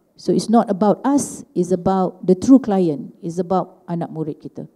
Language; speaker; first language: English; non-native, local second language; Malay